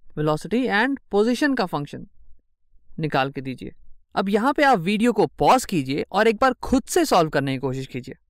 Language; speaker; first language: Hindi; native; Hindi